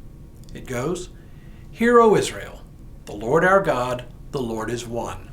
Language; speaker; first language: English; native; English